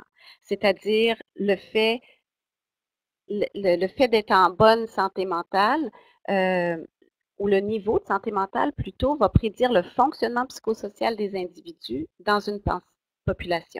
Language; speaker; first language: French; native; French